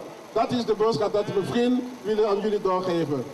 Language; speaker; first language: Dutch; non-native, learner; French